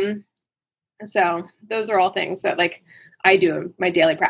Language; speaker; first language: English; native; English